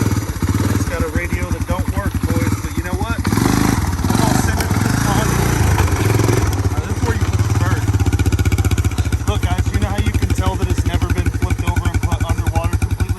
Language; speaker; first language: English; native; English